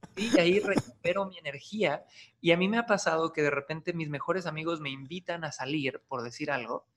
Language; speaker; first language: Spanish; native; Spanish